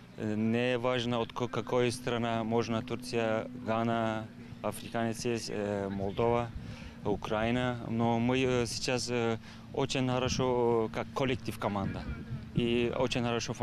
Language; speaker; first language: Russian; non-native, learner; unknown